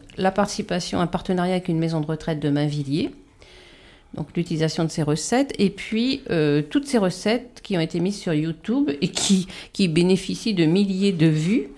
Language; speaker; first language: French; native; French